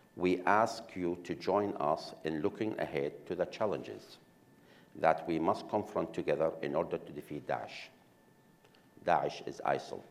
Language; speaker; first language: English; non-native, fluent; Arabic